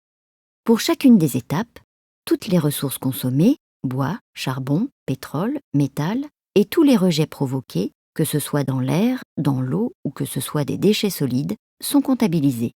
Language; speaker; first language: French; native; French